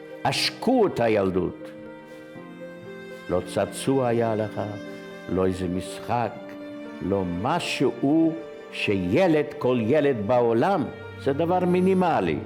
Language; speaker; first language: Hebrew; non-native, fluent; Yiddish